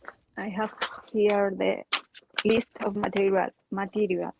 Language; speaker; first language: English; non-native, learner; Spanish